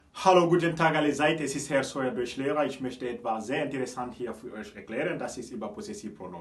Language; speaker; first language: German; non-native, fluent; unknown